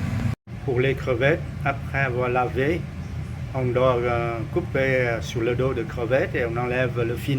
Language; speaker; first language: French; non-native, fluent; Vietnamese